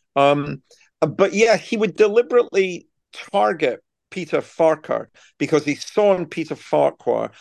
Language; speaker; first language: English; native; English